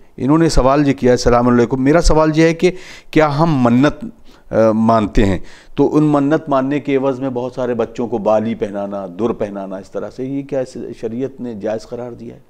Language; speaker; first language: Urdu; native; Urdu